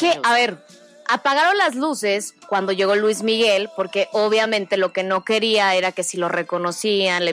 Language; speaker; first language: Spanish; native; Spanish